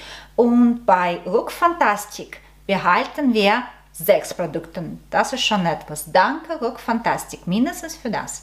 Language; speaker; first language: German; non-native, learner; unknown